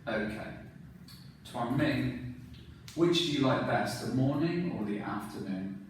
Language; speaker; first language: English; non-native, fluent; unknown